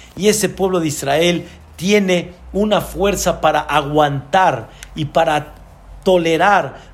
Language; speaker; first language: Spanish; early bilingual, other home language; Arabic